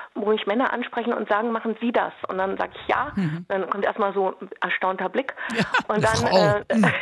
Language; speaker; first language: German; native; German